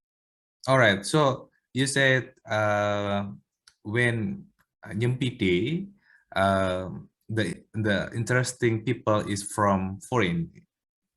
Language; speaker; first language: English; non-native, learner; Indonesian